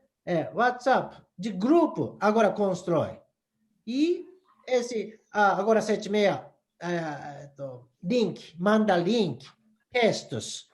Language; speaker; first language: Portuguese; non-native, learner; Japanese